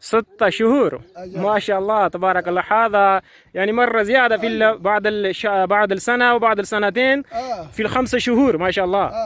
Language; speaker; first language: Arabic; non-native, learner; Urdu